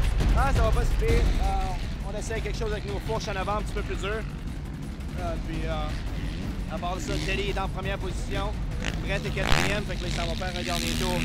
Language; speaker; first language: French; native; French